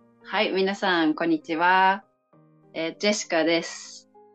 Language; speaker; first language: Japanese; non-native, fluent; English